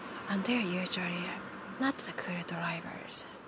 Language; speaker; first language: English; non-native, learner; Japanese